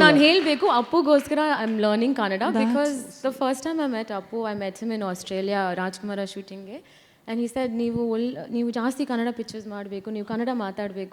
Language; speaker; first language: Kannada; non-native, learner; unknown